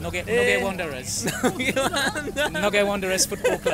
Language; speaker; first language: Japanese; non-native, fluent; English